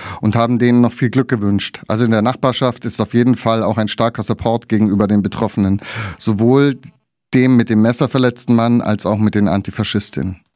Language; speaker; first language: German; native; German